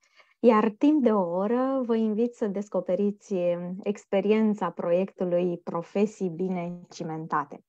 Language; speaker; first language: Romanian; native; Romanian